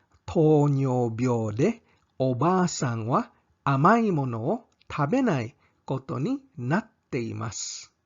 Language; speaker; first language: Japanese; non-native, fluent; English